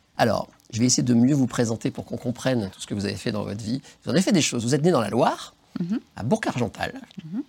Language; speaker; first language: French; native; French